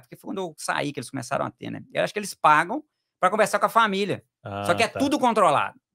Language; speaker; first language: Portuguese; native; Portuguese